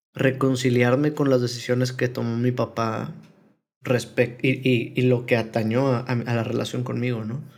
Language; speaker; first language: Spanish; native; Spanish